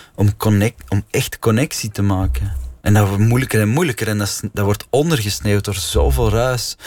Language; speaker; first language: Dutch; native; Dutch